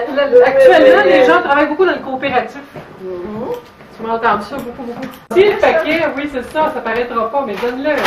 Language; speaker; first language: French; native; French